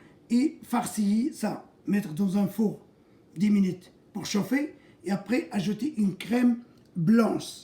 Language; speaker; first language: French; non-native, local second language; Arabic